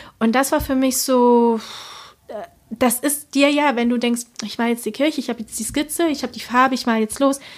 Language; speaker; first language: German; early bilingual, other home language; Spanish